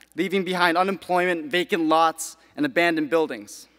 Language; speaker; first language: English; native; English